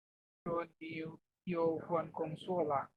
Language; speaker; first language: Chinese; non-native, learner; Bangla